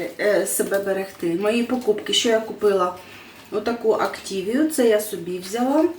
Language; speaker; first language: Ukrainian; non-native, local second language; Russian